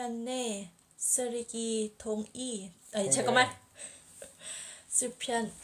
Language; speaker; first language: Korean; non-native, learner; Thai